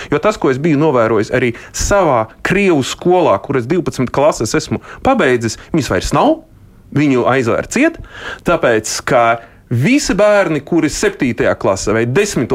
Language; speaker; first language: Latvian; non-native, local second language; Russian